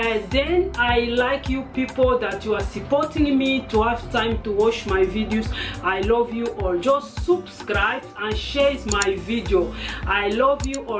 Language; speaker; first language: English; non-native, learner; Lingala